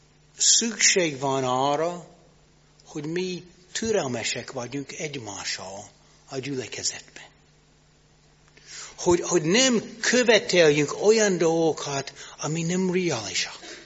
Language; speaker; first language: Hungarian; non-native, learner; English